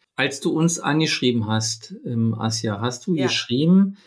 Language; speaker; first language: German; native; German